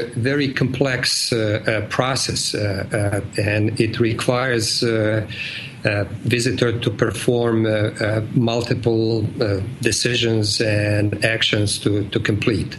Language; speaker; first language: English; non-native, fluent; Bosnian